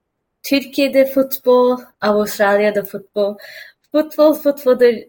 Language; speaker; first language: Turkish; early bilingual, heritage; Turkish